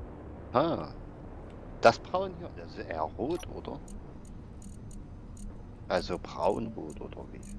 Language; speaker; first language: German; native; German